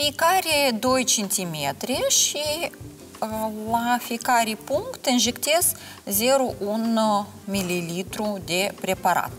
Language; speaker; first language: Romanian; non-native, local second language; Russian